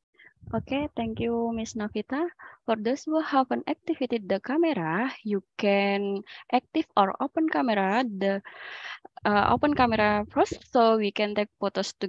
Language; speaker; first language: English; non-native, fluent; Indonesian